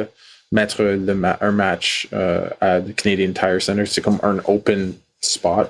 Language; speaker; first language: French; non-native, learner; English